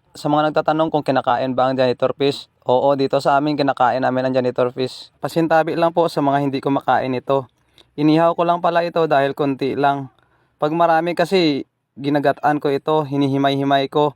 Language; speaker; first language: Filipino; non-native, local second language; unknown